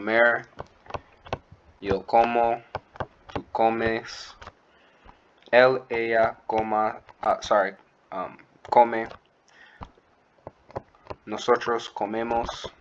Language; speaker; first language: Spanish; non-native, learner; English